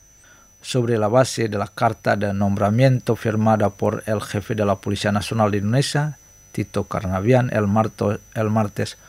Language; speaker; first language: Spanish; non-native, fluent; Indonesian